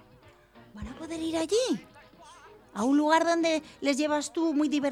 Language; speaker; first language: Spanish; native; Spanish